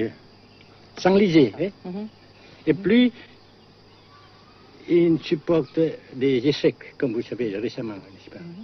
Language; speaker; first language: French; non-native, fluent; Vietnamese